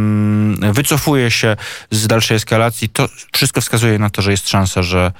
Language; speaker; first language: Polish; native; Polish